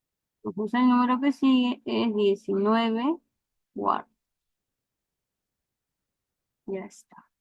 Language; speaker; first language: Spanish; native; Spanish